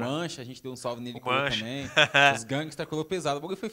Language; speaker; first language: Portuguese; native; Portuguese